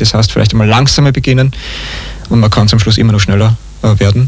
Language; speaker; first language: German; native; German